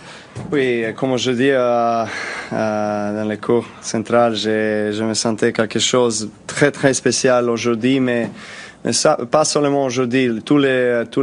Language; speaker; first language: French; non-native, learner; Serbian